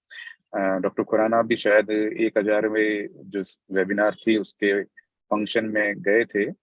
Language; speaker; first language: Hindi; native; Hindi